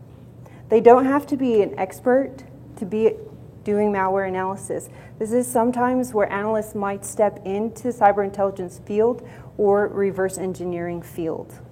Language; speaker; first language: English; native; English